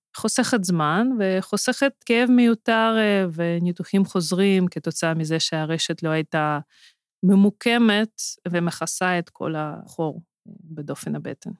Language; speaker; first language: Hebrew; non-native, fluent; Russian